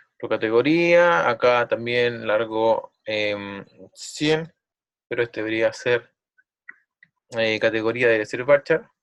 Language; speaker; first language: Spanish; native; Spanish